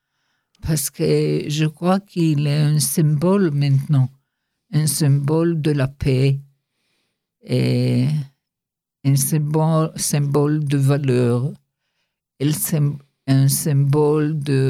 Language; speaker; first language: French; non-native, learner; Hebrew